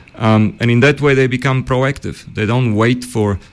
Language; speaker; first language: English; early bilingual, other home language; Bulgarian